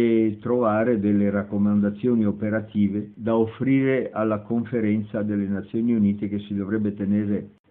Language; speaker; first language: Italian; native; Italian